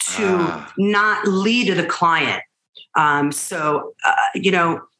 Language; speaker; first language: English; early bilingual, other home language; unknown